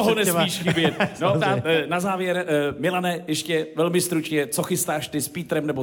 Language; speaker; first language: Czech; native; Czech